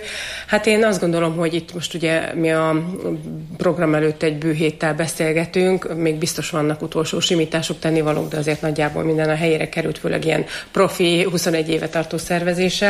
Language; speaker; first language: Hungarian; native; Hungarian